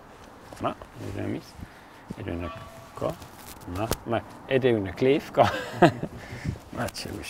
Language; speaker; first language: Italian; non-native, local second language; German